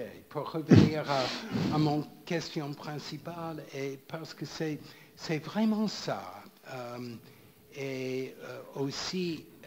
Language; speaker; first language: French; non-native, fluent; English